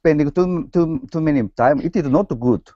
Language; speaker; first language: English; non-native, learner; Japanese